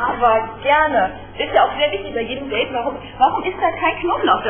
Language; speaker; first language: German; native; German